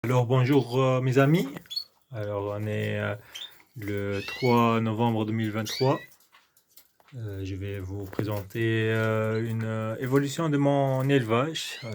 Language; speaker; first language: French; non-native, local second language; Arabic